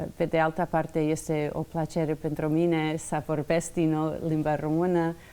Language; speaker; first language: Romanian; non-native, learner; English